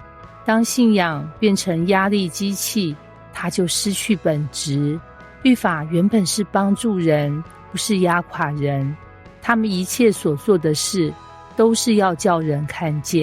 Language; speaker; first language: Chinese; native; Chinese